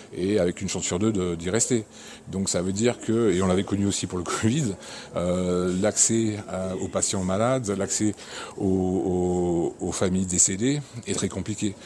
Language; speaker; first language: French; native; French